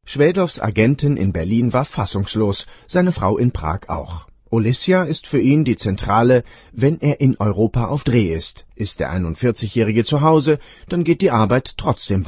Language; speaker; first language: German; native; German